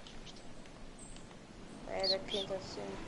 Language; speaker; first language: German; non-native, local second language; Luxembourgish